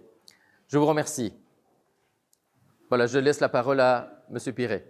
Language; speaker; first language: French; native; French